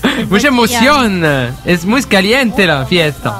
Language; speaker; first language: Spanish; non-native, learner; Italian